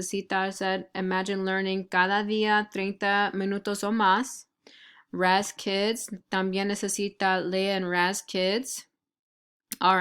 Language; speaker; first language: Spanish; non-native, fluent; English